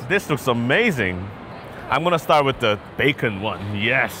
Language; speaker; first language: English; native; English